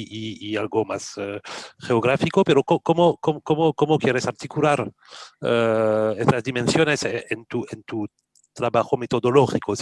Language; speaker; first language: Spanish; non-native, fluent; French